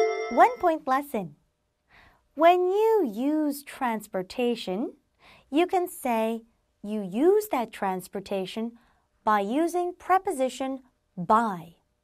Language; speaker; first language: English; non-native, fluent; Korean